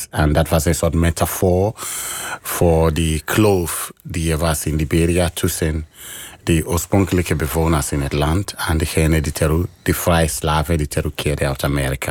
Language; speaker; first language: Dutch; non-native, fluent; English